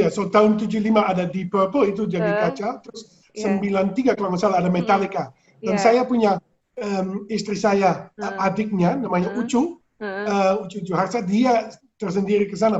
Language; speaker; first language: Indonesian; non-native, fluent; Dutch